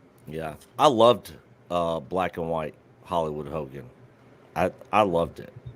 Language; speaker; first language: English; native; English